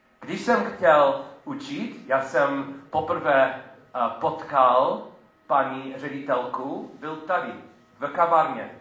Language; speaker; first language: Czech; non-native, fluent; English